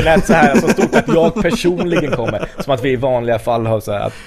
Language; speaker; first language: Swedish; native; Swedish